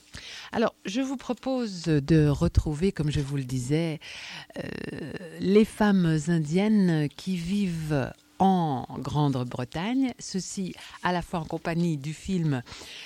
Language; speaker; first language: French; native; French